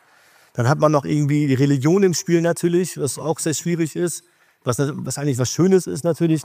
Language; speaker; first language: German; early bilingual, other home language; Urdu